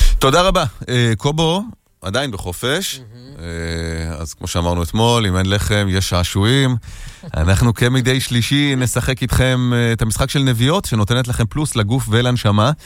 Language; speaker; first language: Hebrew; native; Hebrew